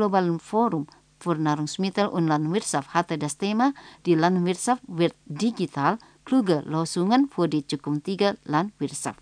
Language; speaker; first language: German; non-native, fluent; Indonesian